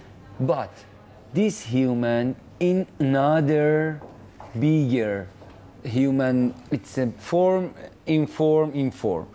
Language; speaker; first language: English; non-native, learner; Persian